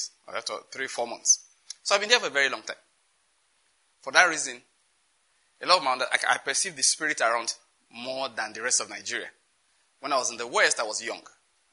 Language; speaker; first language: English; non-native, local second language; Yoruba